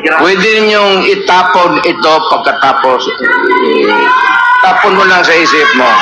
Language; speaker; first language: Filipino; non-native, local second language; Cebuano